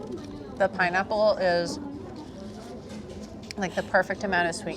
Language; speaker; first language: English; native; English